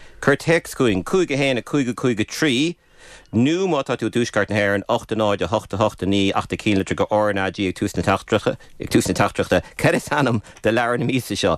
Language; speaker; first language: Irish; native; Irish